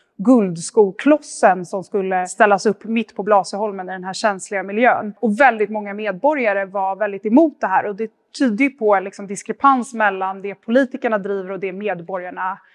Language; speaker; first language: Swedish; native; Swedish